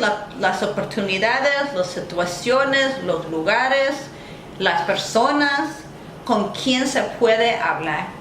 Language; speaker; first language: Spanish; non-native, fluent; English